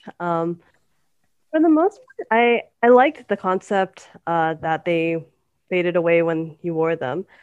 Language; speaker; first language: English; native; English